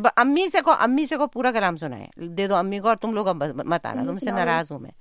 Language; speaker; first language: Urdu; native; Urdu